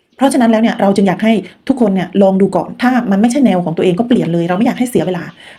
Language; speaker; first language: Thai; non-native, local second language; Khmer